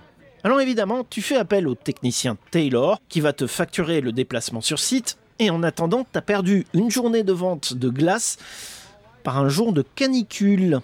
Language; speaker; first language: French; native; French